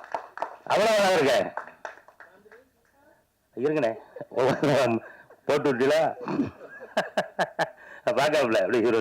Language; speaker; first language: Tamil; native; Tamil